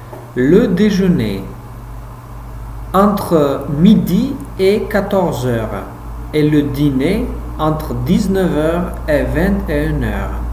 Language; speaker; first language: French; non-native, fluent; Uzbek